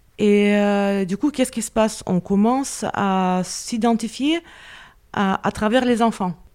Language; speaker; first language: French; non-native, fluent; Russian